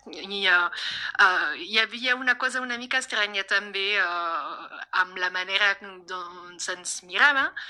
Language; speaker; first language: Catalan; non-native, local second language; French